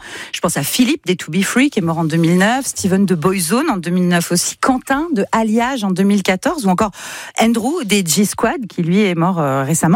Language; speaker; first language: French; native; French